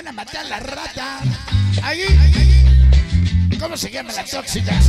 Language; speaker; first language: Spanish; native; Spanish